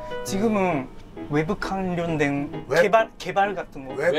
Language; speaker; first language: Korean; non-native, fluent; Japanese